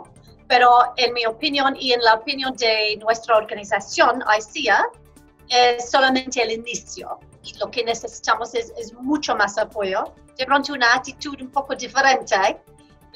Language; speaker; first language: Spanish; non-native, fluent; English